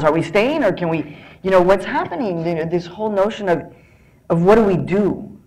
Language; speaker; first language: English; early bilingual, other home language; Spanish